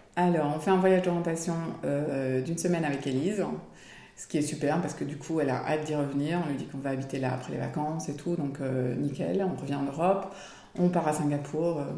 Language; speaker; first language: French; native; French